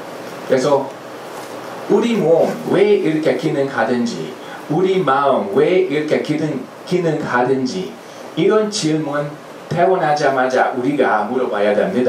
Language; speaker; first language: Korean; non-native, fluent; Hungarian